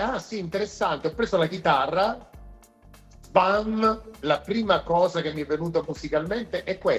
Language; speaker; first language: Italian; native; Italian